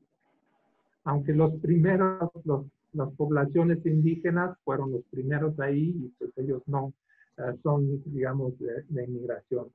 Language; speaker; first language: Spanish; non-native, fluent; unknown